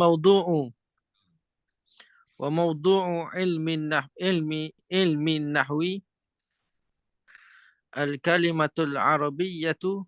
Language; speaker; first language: Arabic; non-native, fluent; Malay